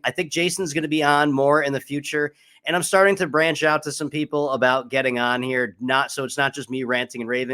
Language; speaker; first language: English; native; English